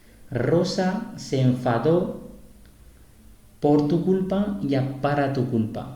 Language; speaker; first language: Spanish; non-native, fluent; Urdu